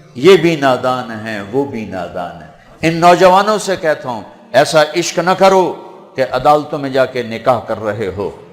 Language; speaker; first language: Urdu; non-native, local second language; Punjabi